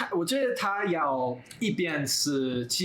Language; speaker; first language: Chinese; non-native, learner; English